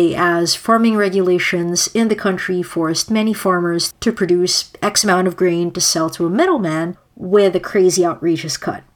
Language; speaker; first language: English; non-native, local second language; Filipino